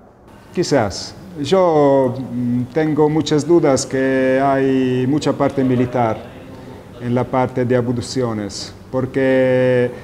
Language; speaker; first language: Spanish; non-native, fluent; Italian